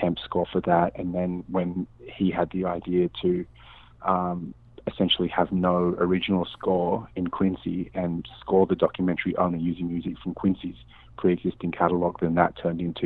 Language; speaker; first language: English; native; English